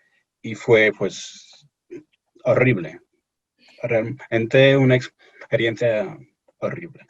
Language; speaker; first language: Spanish; non-native, fluent; English